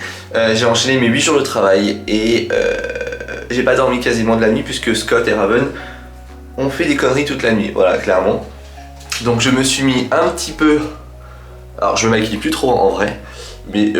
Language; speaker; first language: French; native; French